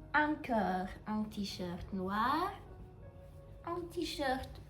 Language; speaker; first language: French; non-native, learner; Russian